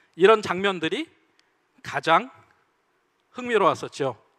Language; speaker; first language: Korean; native; Korean